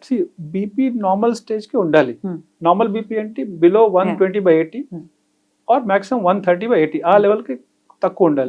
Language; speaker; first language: Telugu; non-native, fluent; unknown